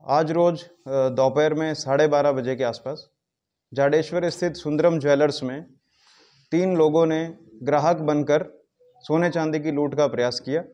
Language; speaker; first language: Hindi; non-native, local second language; Gujarati